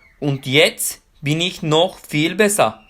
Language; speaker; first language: German; non-native, fluent; Turkish